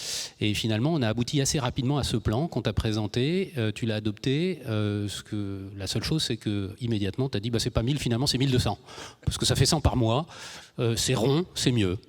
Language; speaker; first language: French; native; French